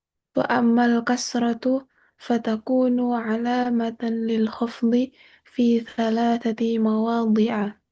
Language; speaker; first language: Arabic; non-native, learner; Indonesian